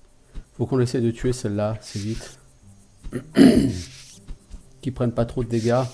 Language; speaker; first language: French; native; French